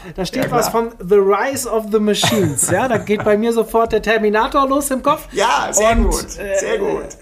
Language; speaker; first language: German; native; German